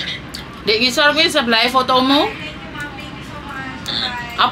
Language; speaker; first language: Indonesian; non-native, local second language; Javanese